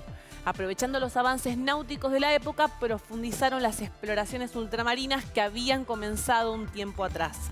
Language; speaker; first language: Spanish; native; Spanish